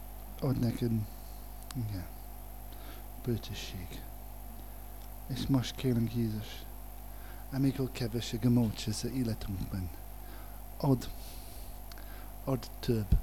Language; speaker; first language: Hungarian; non-native, learner; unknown